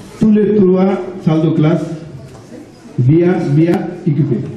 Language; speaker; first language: French; non-native, learner; Bangla